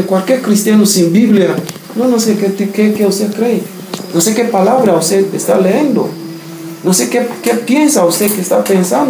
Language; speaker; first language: Spanish; non-native, learner; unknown